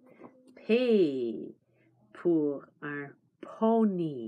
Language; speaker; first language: French; non-native, fluent; English